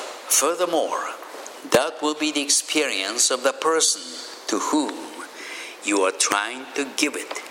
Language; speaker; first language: English; non-native, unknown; Japanese